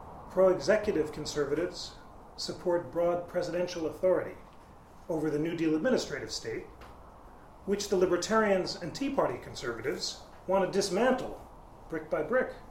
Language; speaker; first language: English; native; English